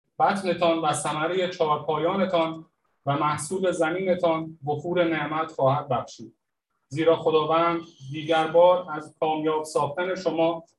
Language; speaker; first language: Persian; native; Persian